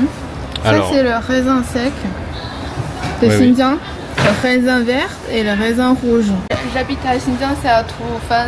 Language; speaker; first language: French; non-native, learner; Chinese